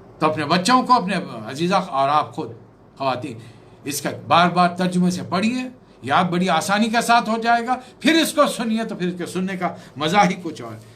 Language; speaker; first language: Urdu; native; Urdu